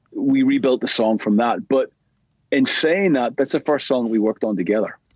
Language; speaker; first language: English; native; English